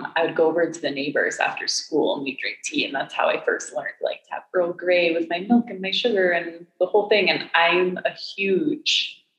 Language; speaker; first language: English; native; English